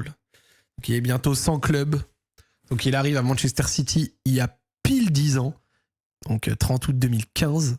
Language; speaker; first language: French; native; French